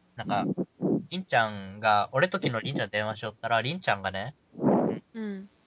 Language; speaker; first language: Japanese; native; Japanese